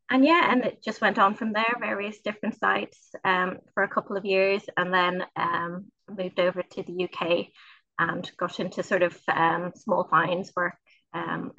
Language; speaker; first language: English; native; English